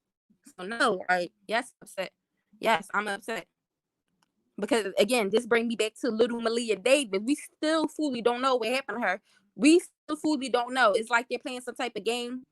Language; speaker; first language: English; native; English